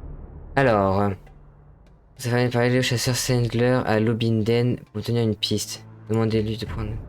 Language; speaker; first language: French; native; French